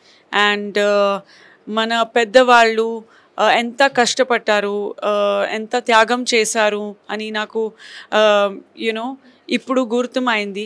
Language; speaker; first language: Telugu; non-native, fluent; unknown